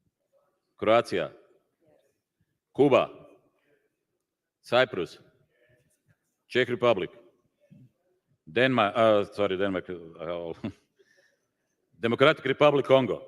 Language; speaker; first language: English; non-native, fluent; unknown